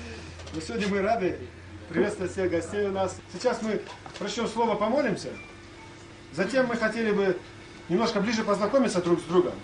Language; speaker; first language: Russian; native; Russian